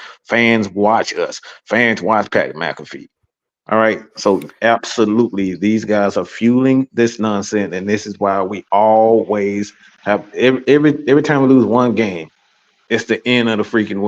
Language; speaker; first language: English; native; English